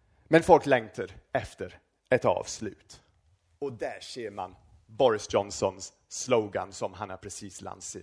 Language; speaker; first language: Swedish; non-native, fluent; English